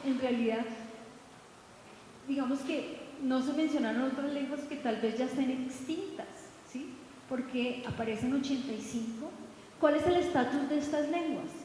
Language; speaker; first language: Spanish; native; Spanish